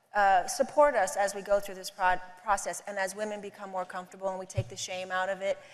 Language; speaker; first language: English; native; English